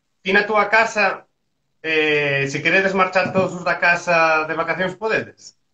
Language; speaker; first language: Galician; native; Galician